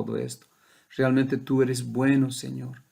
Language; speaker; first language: Spanish; native; Spanish